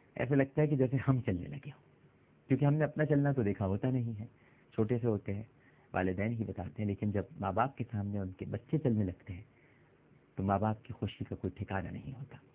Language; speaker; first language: Urdu; native; Urdu